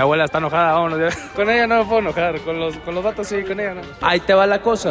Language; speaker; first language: Spanish; native; Spanish